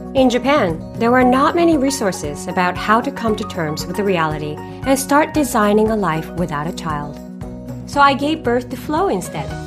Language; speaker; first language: English; non-native, fluent; Japanese